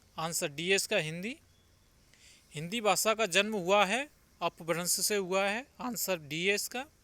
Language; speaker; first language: Hindi; native; Hindi